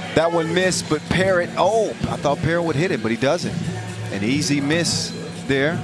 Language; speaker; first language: English; native; English